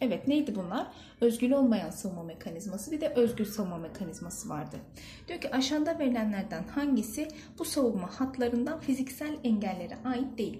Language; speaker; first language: Turkish; native; Turkish